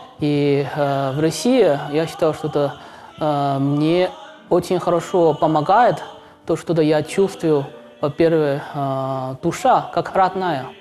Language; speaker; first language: Russian; non-native, learner; Chinese